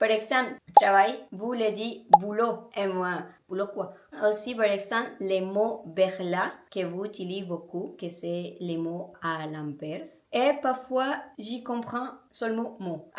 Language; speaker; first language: French; non-native, learner; Spanish